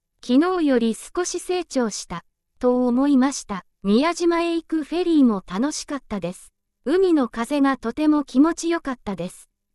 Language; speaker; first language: Japanese; non-native, fluent; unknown